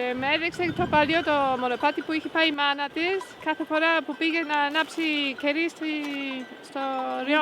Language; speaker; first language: Greek; non-native, fluent; English